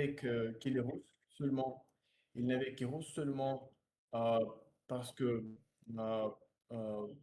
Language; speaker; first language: French; non-native, learner; Russian